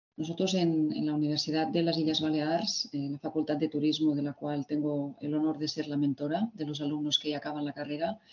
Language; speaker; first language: Spanish; native; Spanish